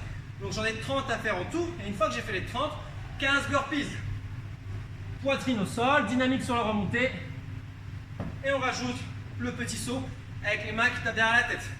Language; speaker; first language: French; native; French